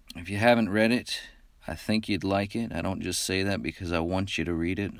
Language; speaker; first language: English; native; English